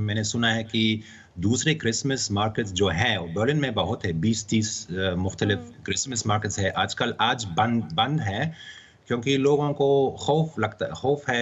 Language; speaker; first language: Hindi; non-native, fluent; German